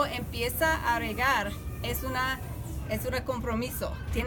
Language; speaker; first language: Spanish; non-native, fluent; English